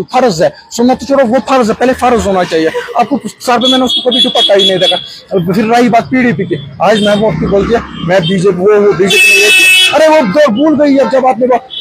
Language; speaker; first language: Hindi; non-native, local second language; Kashmiri